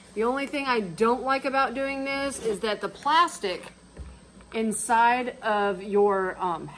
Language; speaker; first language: English; native; English